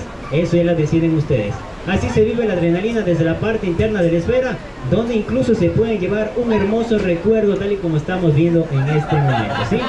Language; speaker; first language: Spanish; native; Spanish